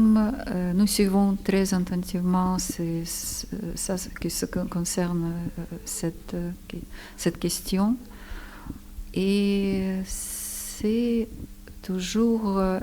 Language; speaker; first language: French; non-native, fluent; Ukrainian